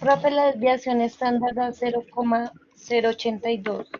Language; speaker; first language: Spanish; native; Spanish